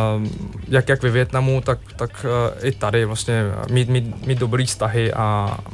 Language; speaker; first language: Czech; early bilingual, other home language; Vietnamese